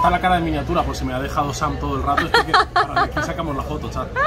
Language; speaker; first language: Spanish; native; Spanish